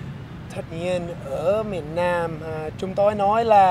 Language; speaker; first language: Vietnamese; non-native, fluent; English